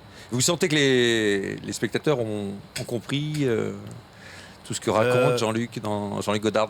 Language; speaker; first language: French; native; French